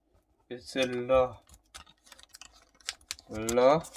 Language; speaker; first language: French; native; French